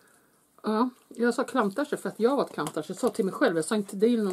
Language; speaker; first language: Swedish; native; Swedish